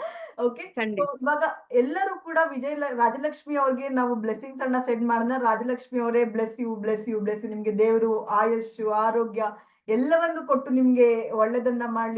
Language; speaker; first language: Kannada; native; Kannada